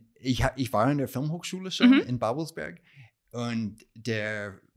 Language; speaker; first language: German; non-native, fluent; English